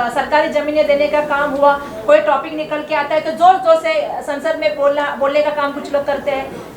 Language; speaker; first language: Hindi; non-native, local second language; Marathi